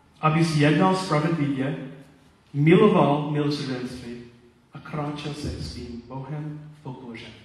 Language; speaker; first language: Czech; non-native, learner; Polish